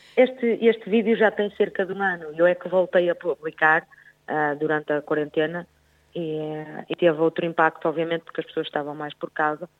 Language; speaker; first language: Portuguese; native; Portuguese